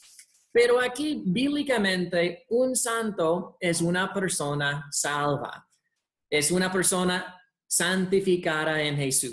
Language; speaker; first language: Spanish; non-native, fluent; English